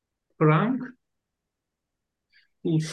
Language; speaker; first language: German; non-native, learner; Turkish